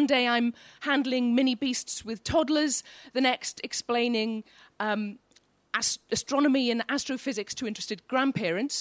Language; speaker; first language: English; native; English